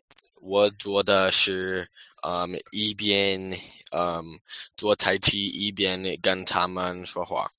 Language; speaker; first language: Chinese; non-native, learner; English